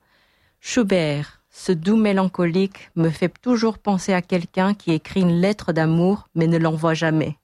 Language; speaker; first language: French; non-native, fluent; Korean